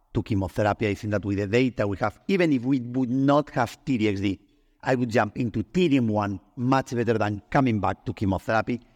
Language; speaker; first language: English; non-native, fluent; Spanish